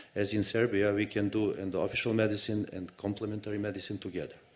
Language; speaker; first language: English; non-native, fluent; Serbian